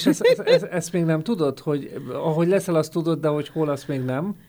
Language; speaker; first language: Hungarian; native; Hungarian